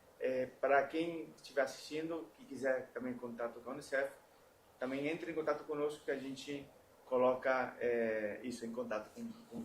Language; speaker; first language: Portuguese; non-native, fluent; Spanish